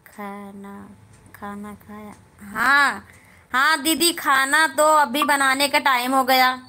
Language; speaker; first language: Hindi; native; Hindi